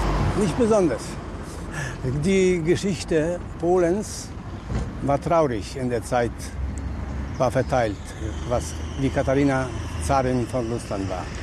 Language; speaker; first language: German; non-native, fluent; Polish